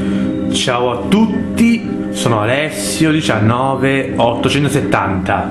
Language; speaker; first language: Italian; native; Italian